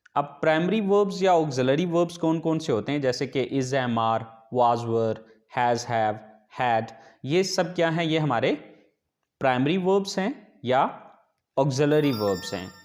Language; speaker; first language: Urdu; native; Urdu